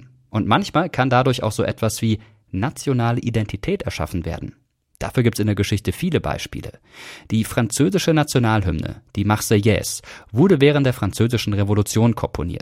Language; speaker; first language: German; native; German